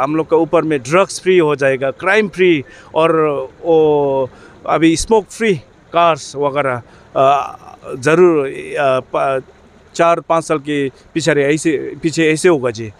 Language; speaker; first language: Hindi; non-native, fluent; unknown